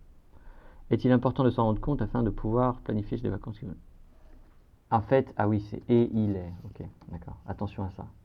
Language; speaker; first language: French; native; French